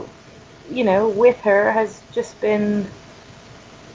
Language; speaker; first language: English; native; English